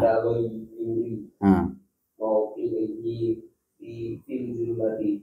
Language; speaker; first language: Arabic; non-native, learner; Indonesian